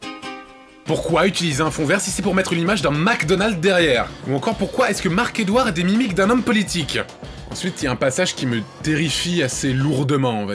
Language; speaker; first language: French; native; French